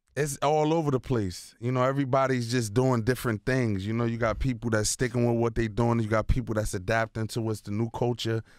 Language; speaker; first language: English; native; English